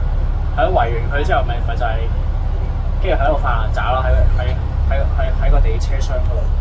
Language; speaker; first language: Cantonese; native; Cantonese